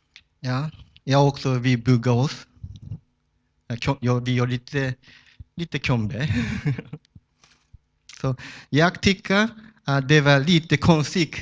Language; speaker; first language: Swedish; non-native, fluent; Japanese